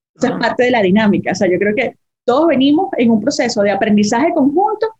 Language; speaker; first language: Spanish; native; Spanish